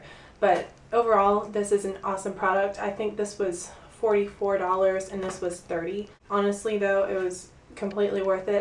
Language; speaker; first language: English; native; English